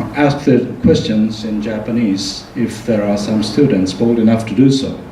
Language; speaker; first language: English; non-native, fluent; Japanese